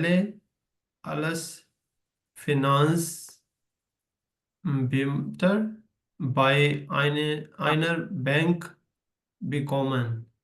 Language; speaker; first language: German; non-native, learner; Hindi